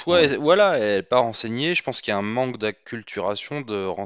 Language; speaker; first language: French; native; French